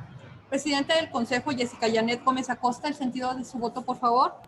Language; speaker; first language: Spanish; native; Spanish